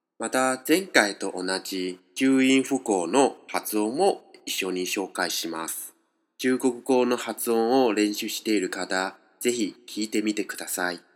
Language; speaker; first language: Japanese; non-native, fluent; Chinese